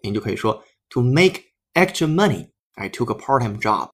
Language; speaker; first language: English; non-native, fluent; Chinese